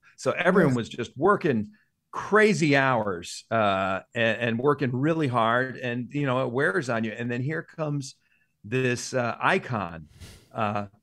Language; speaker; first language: English; native; English